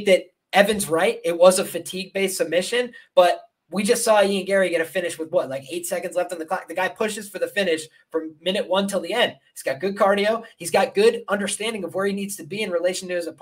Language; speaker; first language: English; native; English